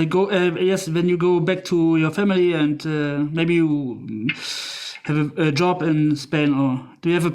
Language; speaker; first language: English; non-native, fluent; German